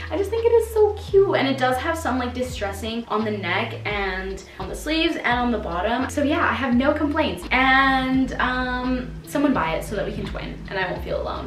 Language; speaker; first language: English; native; English